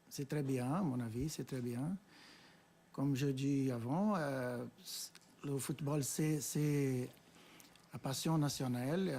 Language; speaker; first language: French; non-native, fluent; Portuguese